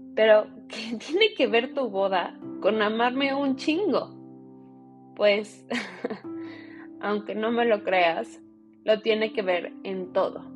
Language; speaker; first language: Spanish; early bilingual, heritage; Spanish